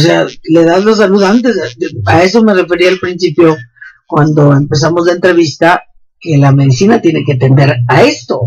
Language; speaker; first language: Spanish; native; Spanish